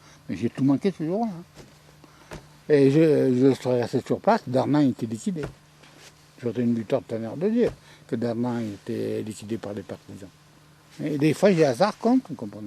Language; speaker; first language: French; native; French